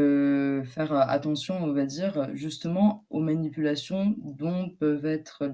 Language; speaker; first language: French; native; French